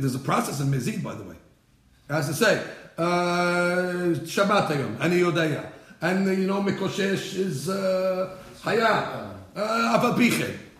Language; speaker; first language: English; native; English